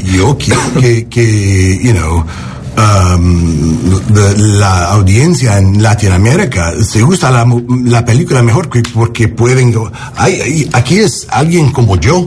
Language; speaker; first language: Spanish; early bilingual, heritage; Spanish